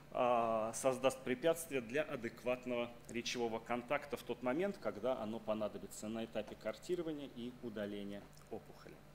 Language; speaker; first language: Russian; native; Russian